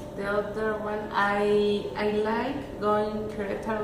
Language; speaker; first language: English; non-native, learner; Spanish